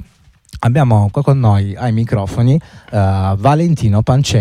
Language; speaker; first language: Italian; native; Italian